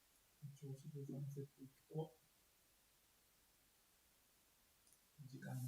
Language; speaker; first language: Japanese; native; Japanese